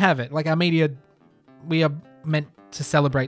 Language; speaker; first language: English; native; English